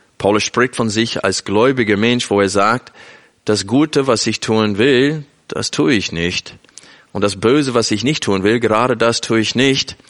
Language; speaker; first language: German; non-native, fluent; English